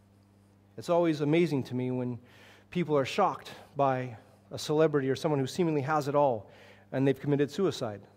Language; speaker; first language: English; native; English